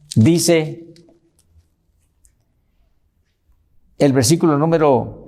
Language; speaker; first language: Spanish; native; Spanish